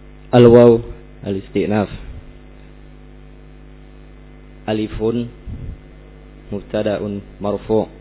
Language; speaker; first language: Arabic; non-native, learner; Indonesian